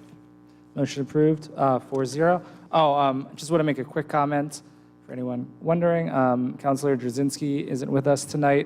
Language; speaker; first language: English; native; English